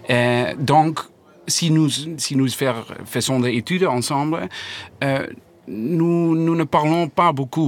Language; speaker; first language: French; non-native, learner; Dutch